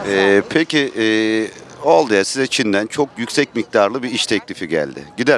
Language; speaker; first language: Turkish; native; Turkish